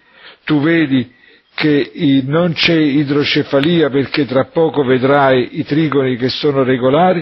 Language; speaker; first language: Italian; native; Italian